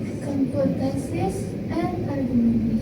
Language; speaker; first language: English; non-native, learner; Indonesian